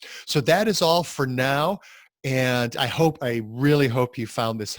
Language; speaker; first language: English; native; English